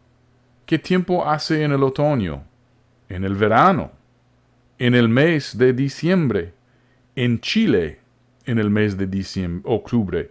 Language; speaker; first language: Spanish; non-native, fluent; English